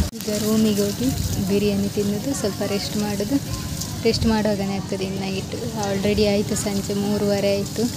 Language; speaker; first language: Kannada; non-native, local second language; Tulu